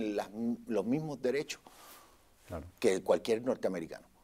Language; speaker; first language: Spanish; native; Spanish